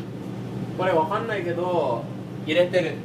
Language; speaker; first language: Japanese; non-native, fluent; Filipino